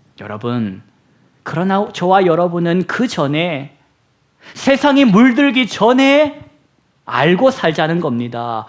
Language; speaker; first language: Korean; native; Korean